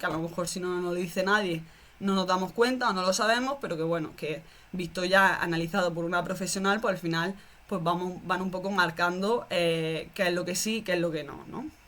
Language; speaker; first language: Spanish; native; Spanish